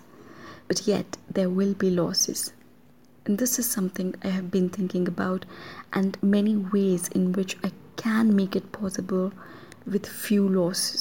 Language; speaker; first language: English; non-native, local second language; Kannada